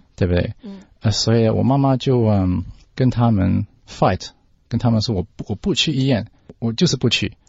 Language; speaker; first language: Chinese; early bilingual, heritage; Chinese